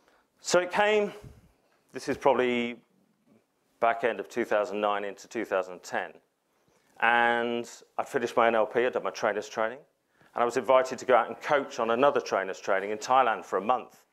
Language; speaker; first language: English; native; English